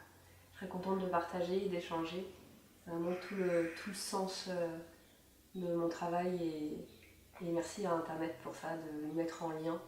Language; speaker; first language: French; native; French